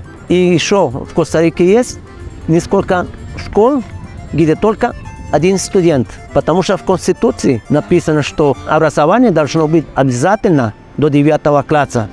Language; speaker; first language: Russian; non-native, fluent; Spanish